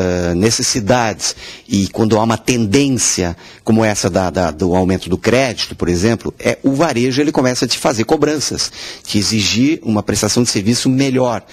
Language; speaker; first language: Portuguese; native; Portuguese